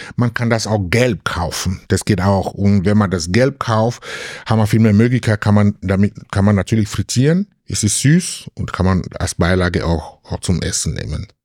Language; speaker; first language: German; non-native, fluent; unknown